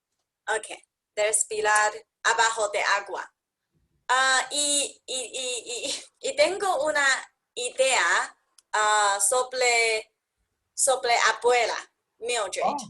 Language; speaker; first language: Spanish; non-native, learner; English